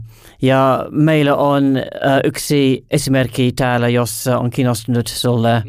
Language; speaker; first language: Finnish; non-native, learner; English